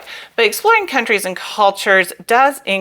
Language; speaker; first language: English; native; English